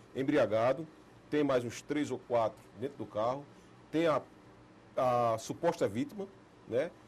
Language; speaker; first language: Portuguese; native; Portuguese